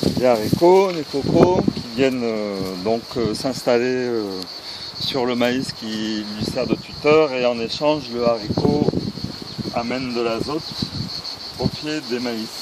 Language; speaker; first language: French; native; French